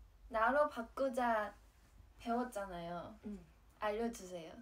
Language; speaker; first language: Korean; non-native, fluent; Chinese